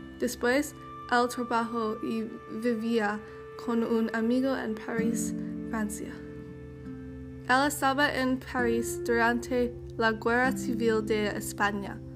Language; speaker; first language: Spanish; non-native, learner; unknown